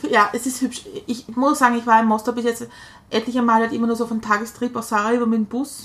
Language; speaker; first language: German; native; German